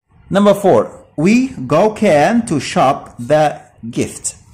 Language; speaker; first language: English; non-native, fluent; Arabic